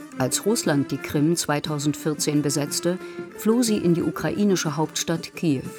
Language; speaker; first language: German; native; German